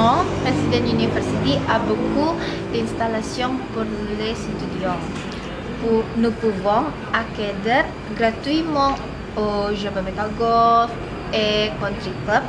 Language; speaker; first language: French; non-native, learner; Indonesian